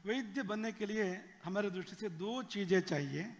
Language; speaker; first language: Hindi; non-native, local second language; Kannada